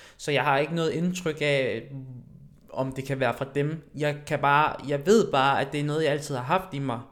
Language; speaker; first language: Danish; early bilingual, other home language; Haitian Creole